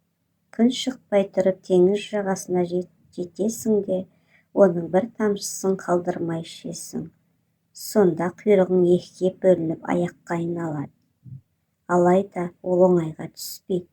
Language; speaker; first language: Kazakh; native; Kazakh